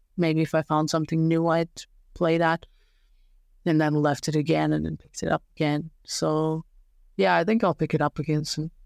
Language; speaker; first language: English; non-native, fluent; Serbian